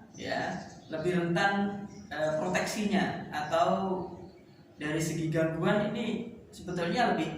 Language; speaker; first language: Indonesian; native; Indonesian